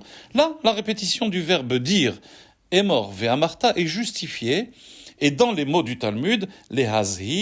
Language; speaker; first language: French; native; French